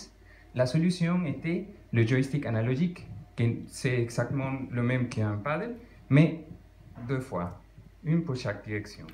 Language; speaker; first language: French; non-native, fluent; Spanish